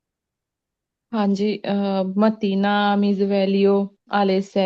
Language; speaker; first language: Italian; non-native, learner; Punjabi